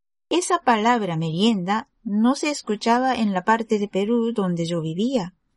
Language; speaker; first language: Spanish; non-native, fluent; Japanese